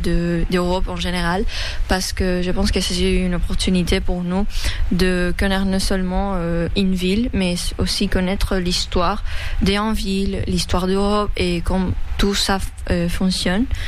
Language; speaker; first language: French; early bilingual, other home language; Spanish